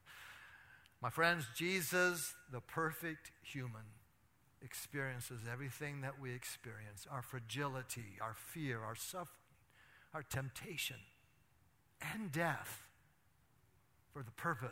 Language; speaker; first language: English; native; English